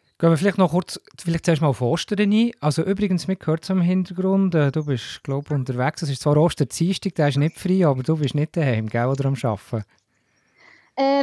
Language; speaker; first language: German; native; German